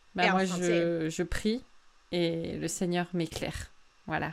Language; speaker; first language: French; native; French